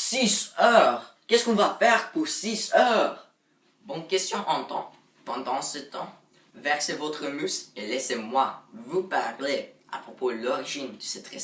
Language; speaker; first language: French; non-native, learner; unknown